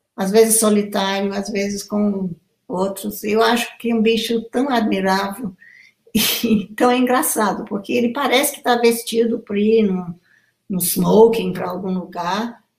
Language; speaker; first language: Portuguese; non-native, fluent; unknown